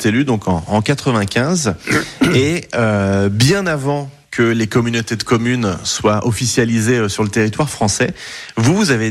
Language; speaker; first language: French; native; French